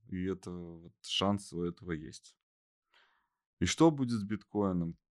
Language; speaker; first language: Russian; native; Russian